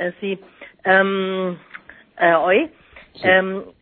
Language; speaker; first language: Spanish; non-native, learner; German